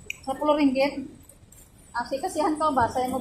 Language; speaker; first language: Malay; non-native, fluent; Filipino